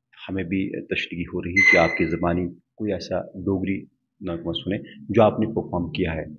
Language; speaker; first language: Hindi; non-native, local second language; Kashmiri